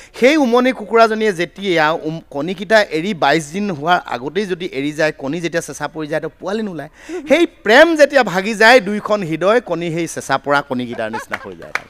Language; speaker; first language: Assamese; native; Assamese